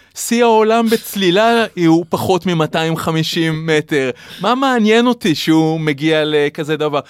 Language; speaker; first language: Hebrew; native; Hebrew